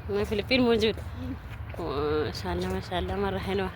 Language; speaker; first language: Arabic; non-native, learner; Amharic